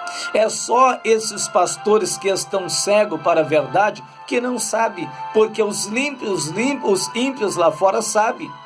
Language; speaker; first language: Portuguese; native; Portuguese